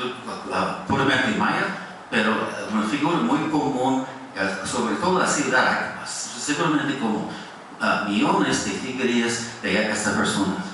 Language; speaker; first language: Spanish; non-native, fluent; English